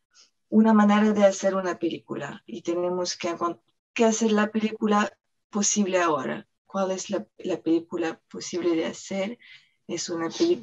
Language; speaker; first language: Spanish; non-native, fluent; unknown